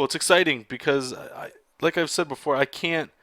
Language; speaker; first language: English; native; English